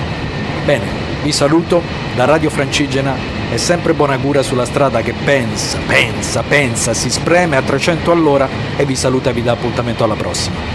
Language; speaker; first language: Italian; native; Italian